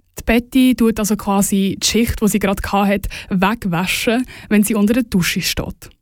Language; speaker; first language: German; native; German